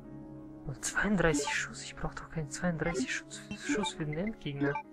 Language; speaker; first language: German; native; German